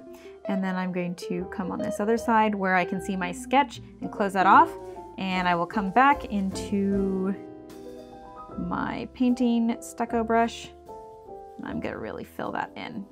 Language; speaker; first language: English; native; English